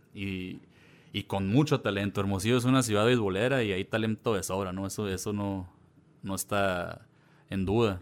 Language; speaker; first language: Spanish; early bilingual, heritage; Spanish